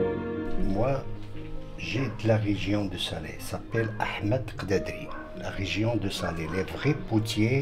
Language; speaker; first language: French; non-native, local second language; Arabic